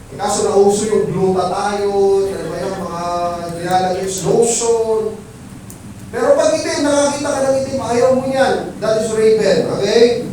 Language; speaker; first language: Filipino; non-native, local second language; Iloko